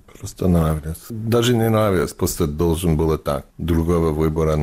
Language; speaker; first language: Russian; non-native, learner; English